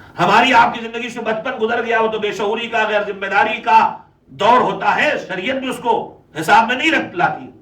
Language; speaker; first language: Urdu; native; Urdu